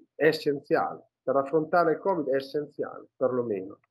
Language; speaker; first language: Italian; native; Italian